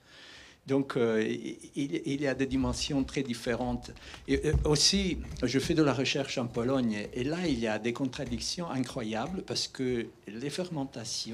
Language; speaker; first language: French; non-native, fluent; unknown